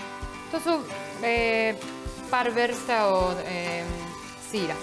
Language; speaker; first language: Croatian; non-native, learner; Spanish